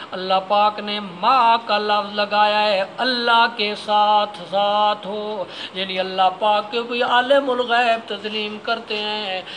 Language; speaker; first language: Urdu; non-native, local second language; Punjabi